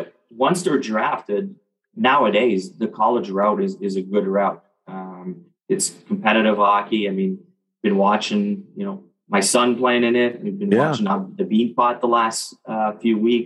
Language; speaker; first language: English; non-native, fluent; French